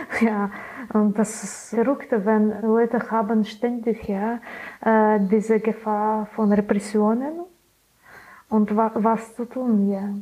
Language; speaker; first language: German; non-native, learner; Belarusian